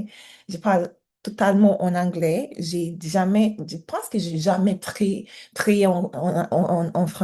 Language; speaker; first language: French; non-native, learner; English